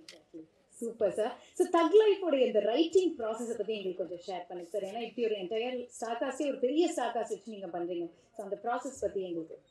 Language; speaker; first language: Tamil; native; Tamil